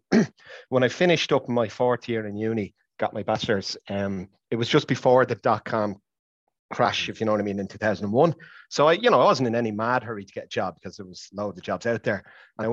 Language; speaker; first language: English; native; English